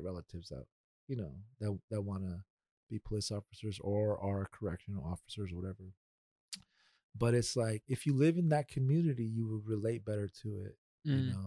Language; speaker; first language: English; early bilingual, other home language; Spanish